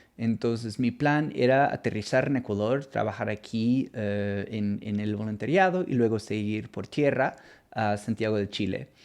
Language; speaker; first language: Spanish; non-native, fluent; English